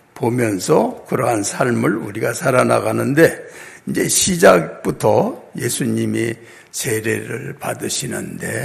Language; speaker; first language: Korean; native; Korean